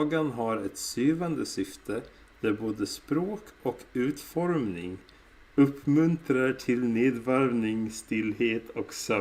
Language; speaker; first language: Swedish; non-native, learner; English